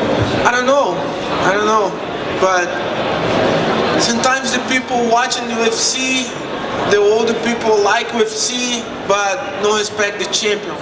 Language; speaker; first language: English; non-native, learner; Portuguese